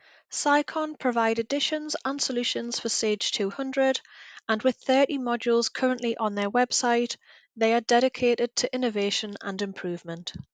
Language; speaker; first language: English; native; English